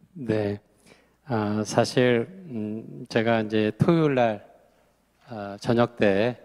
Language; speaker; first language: Korean; native; Korean